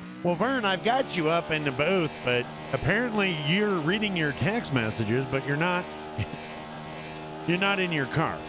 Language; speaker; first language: English; native; English